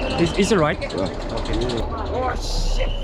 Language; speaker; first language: English; non-native, learner; Korean